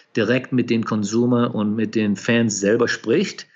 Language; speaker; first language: German; native; German